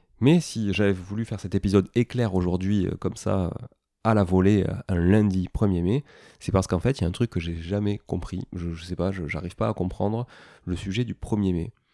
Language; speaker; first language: French; native; French